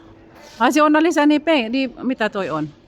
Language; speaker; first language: Finnish; non-native, learner; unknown